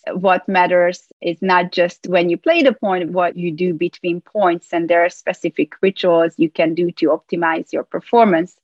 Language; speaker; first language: English; non-native, fluent; Hungarian